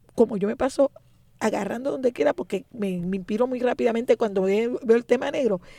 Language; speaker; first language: Spanish; native; Spanish